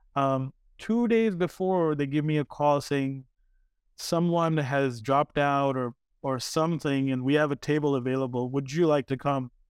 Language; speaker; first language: English; early bilingual, other home language; Arabic